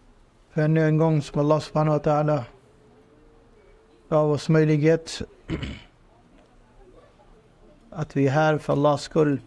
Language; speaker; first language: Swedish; non-native, fluent; Urdu